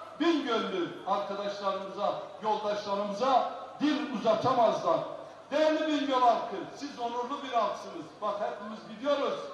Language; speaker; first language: Turkish; non-native, local second language; Kurdish